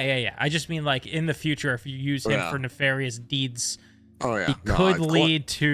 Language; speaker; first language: English; native; English